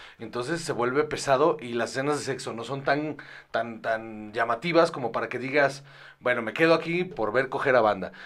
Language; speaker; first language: Spanish; native; Spanish